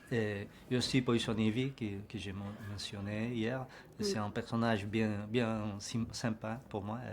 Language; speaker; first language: French; non-native, learner; Spanish